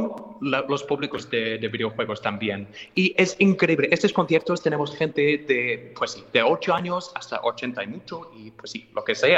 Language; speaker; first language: Spanish; non-native, fluent; English